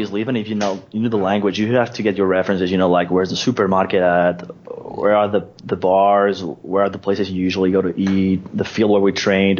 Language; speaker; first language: English; non-native, fluent; Spanish